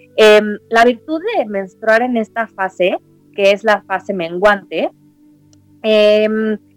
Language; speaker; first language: Spanish; native; Spanish